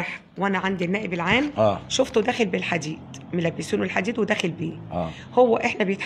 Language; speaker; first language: Arabic; native; Arabic